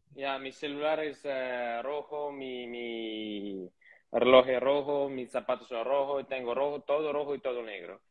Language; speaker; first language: Spanish; non-native, fluent; Italian